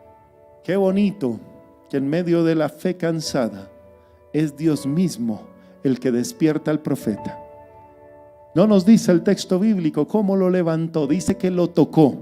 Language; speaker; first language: Spanish; native; Spanish